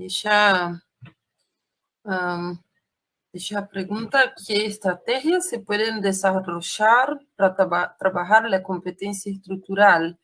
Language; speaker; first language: Spanish; non-native, fluent; Portuguese